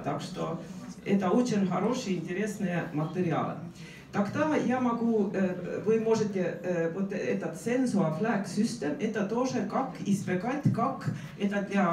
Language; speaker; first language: Russian; non-native, fluent; Estonian